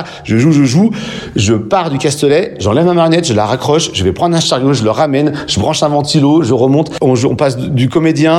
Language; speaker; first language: French; native; French